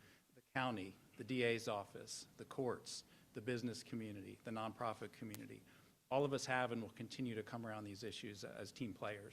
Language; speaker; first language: English; native; English